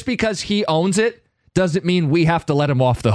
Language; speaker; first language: English; native; English